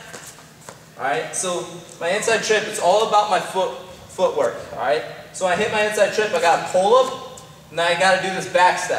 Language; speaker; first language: English; native; English